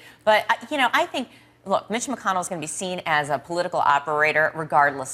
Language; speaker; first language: English; native; English